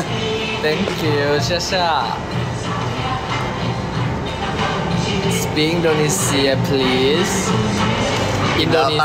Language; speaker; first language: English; non-native, learner; Thai